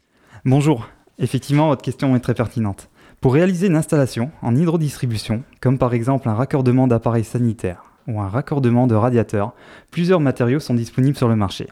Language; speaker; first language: French; native; French